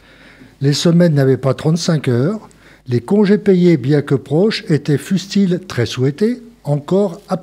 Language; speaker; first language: French; native; French